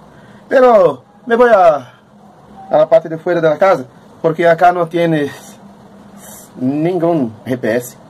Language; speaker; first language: Spanish; non-native, learner; Portuguese